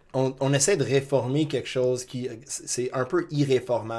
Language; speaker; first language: French; non-native, local second language; English